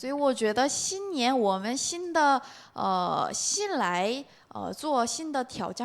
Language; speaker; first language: Chinese; non-native, learner; Korean